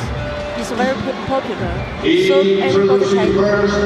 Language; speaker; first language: English; non-native, learner; Chinese